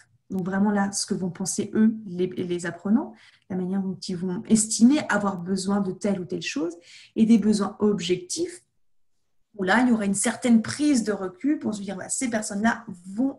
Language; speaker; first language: French; native; French